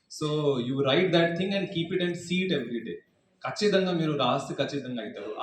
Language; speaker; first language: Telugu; non-native, fluent; Hindi